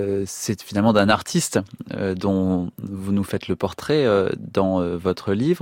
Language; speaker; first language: French; native; French